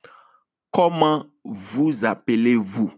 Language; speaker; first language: French; non-native, fluent; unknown